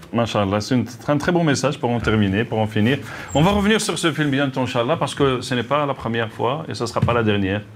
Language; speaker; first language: French; non-native, local second language; Arabic